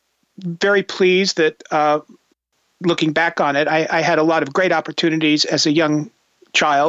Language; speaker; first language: English; native; English